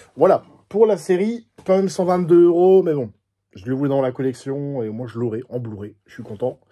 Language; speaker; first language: French; native; French